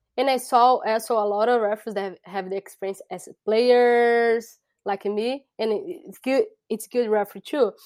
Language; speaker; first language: English; non-native, learner; Portuguese